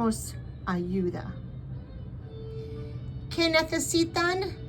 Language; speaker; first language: Spanish; non-native, fluent; English